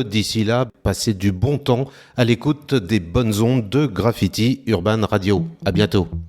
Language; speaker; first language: French; native; French